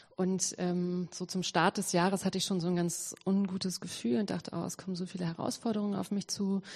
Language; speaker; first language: German; early bilingual, other home language; Serbian